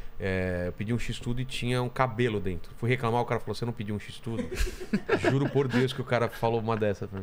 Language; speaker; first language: Portuguese; native; Portuguese